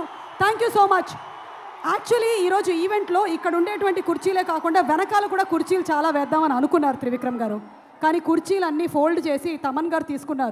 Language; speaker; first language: Telugu; native; Telugu